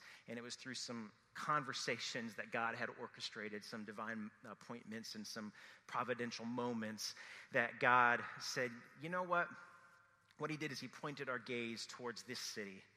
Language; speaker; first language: English; native; English